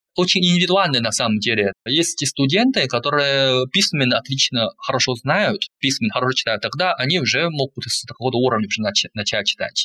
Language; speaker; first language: Russian; non-native, fluent; Chinese